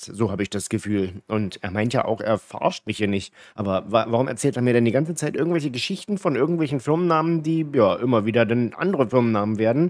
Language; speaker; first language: German; native; German